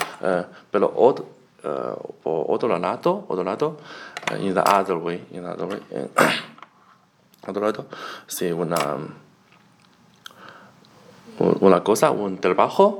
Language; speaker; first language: Spanish; non-native, learner; Chinese